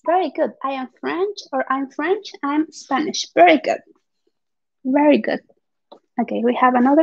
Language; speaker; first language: English; non-native, fluent; Spanish